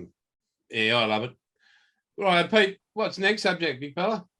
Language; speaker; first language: English; native; English